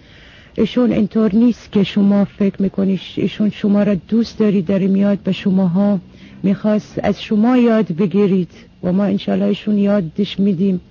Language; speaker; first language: Persian; non-native, fluent; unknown